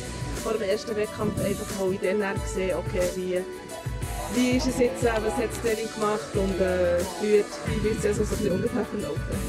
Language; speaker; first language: German; native; German